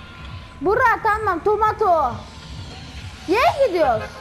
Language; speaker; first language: Turkish; early bilingual, heritage; Turkish